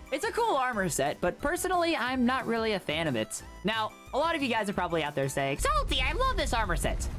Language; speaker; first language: English; native; English